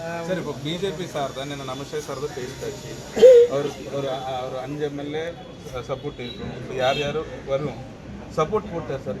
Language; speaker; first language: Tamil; non-native, local second language; Telugu